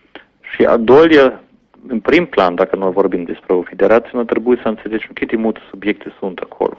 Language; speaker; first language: Romanian; non-native, fluent; German